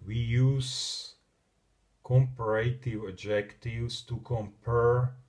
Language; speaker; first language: English; non-native, learner; Slovak